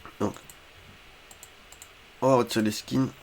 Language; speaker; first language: French; native; French